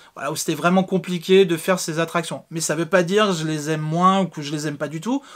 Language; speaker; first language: French; native; French